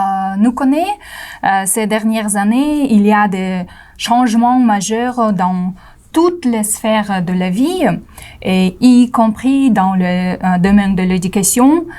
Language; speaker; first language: French; non-native, fluent; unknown